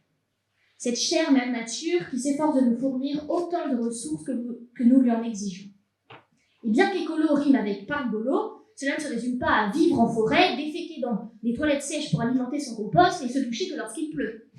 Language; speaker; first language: French; native; French